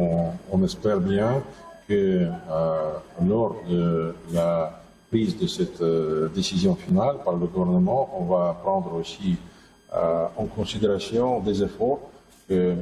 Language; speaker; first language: French; non-native, fluent; Russian